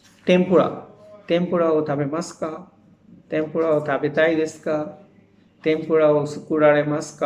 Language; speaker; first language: Japanese; non-native, fluent; Bangla